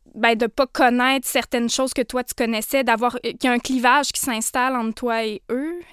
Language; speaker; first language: French; native; French